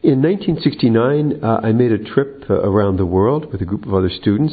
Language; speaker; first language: English; native; English